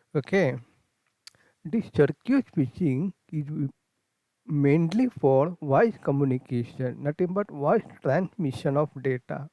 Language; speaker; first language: English; non-native, local second language; Kannada